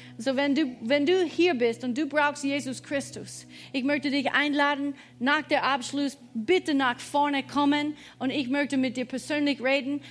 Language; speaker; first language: German; non-native, fluent; English